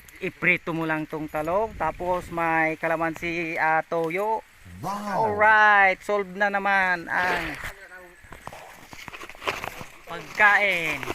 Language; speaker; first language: Filipino; non-native, local second language; Bikol